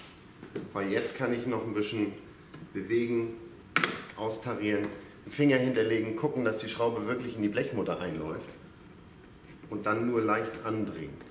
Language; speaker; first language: German; native; German